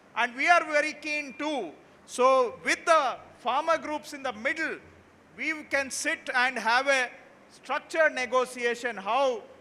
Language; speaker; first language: English; non-native, local second language; Kannada